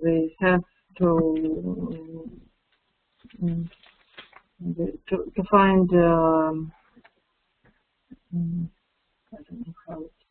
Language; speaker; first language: English; non-native, fluent; Russian